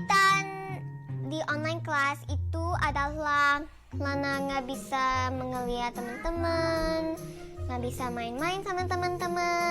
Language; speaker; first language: Indonesian; early bilingual, heritage; Indonesian